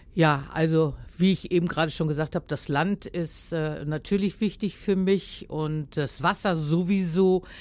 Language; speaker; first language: German; native; German